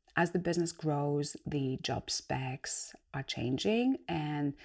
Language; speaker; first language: English; non-native, fluent; Greek